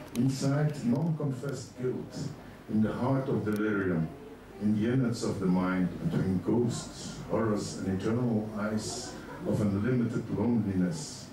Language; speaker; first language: English; non-native, fluent; Dutch